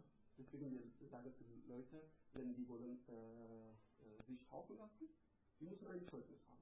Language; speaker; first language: German; non-native, learner; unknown